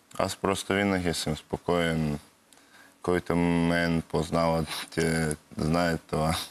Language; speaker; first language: Bulgarian; non-native, learner; Russian